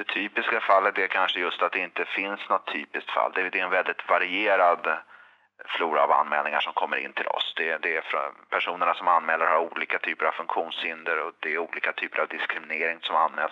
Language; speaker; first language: Swedish; native; Swedish